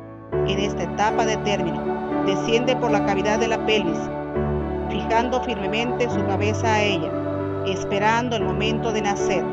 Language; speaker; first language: Spanish; native; Spanish